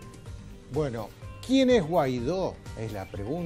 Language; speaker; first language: Spanish; native; Spanish